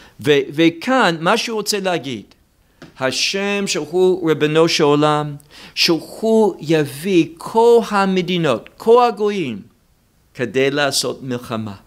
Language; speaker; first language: Hebrew; non-native, fluent; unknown